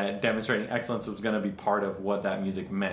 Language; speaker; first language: English; native; English